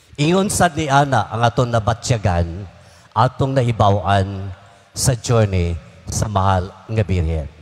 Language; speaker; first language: Cebuano; native; Cebuano